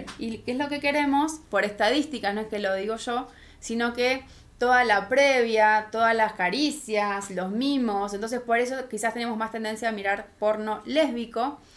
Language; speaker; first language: Spanish; native; Spanish